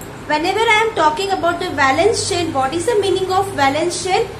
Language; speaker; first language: English; non-native, local second language; Hindi